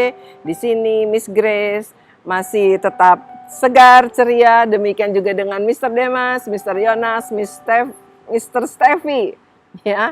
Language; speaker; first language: Indonesian; native; Indonesian